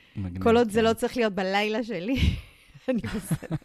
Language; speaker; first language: Hebrew; early bilingual, other home language; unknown